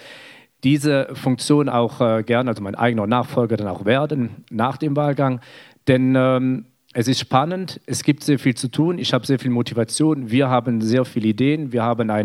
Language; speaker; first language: German; native; German